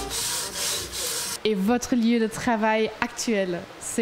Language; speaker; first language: French; non-native, fluent; German